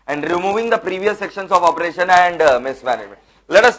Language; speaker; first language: English; non-native, local second language; Hindi